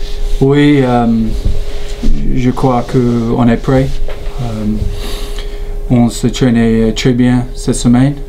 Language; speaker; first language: French; non-native, learner; English